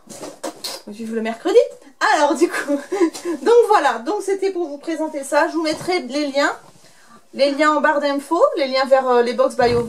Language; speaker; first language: French; native; French